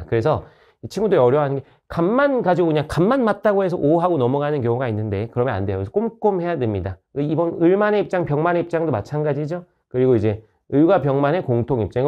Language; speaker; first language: Korean; native; Korean